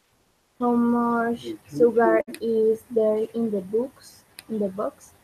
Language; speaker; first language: English; non-native, learner; Spanish